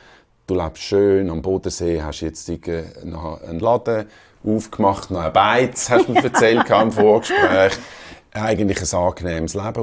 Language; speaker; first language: German; native; German